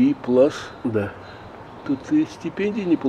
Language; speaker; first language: Russian; native; Russian